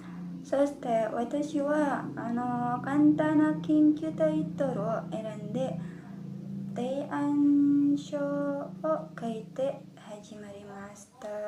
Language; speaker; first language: Japanese; non-native, learner; Indonesian